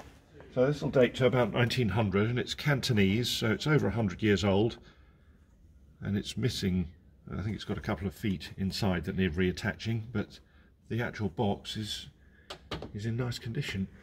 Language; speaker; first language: English; native; English